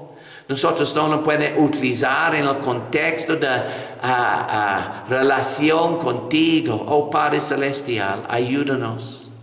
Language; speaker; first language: Spanish; non-native, fluent; English